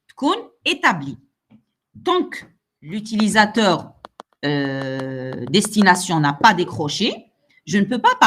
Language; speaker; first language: French; non-native, local second language; Arabic